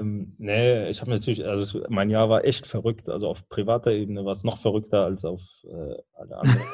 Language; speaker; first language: German; native; German